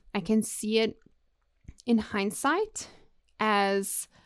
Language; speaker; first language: English; native; English